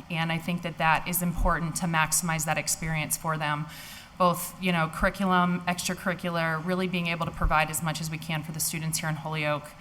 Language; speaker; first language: English; native; English